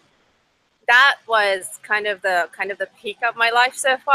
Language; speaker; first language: English; non-native, fluent; Persian